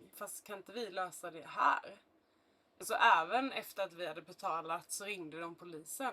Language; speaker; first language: Swedish; native; Swedish